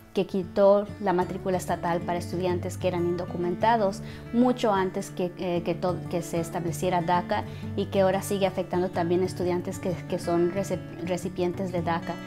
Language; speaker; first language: Spanish; early bilingual, heritage; Spanish